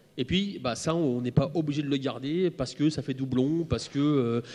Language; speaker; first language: French; native; French